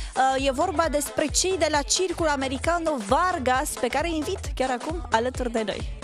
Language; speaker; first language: Romanian; native; Romanian